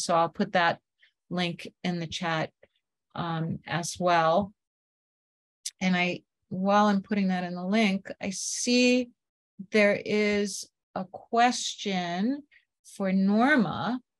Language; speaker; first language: English; native; English